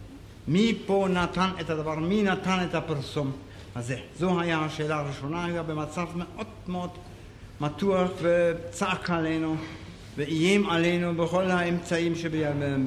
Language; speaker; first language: Hebrew; non-native, fluent; German